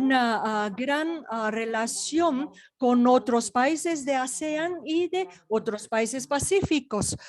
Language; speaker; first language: Spanish; non-native, fluent; Japanese